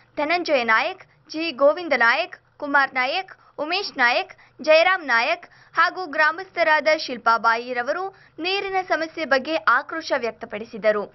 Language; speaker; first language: Kannada; native; Kannada